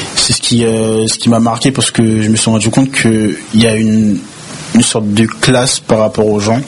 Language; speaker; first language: French; early bilingual, other home language; Haitian Creole